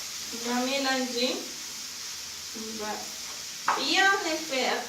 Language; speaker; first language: French; non-native, learner; Spanish